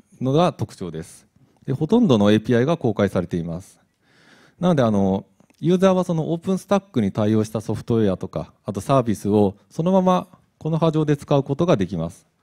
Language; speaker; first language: Japanese; native; Japanese